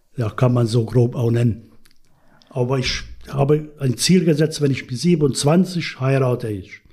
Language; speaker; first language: German; non-native, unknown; Hungarian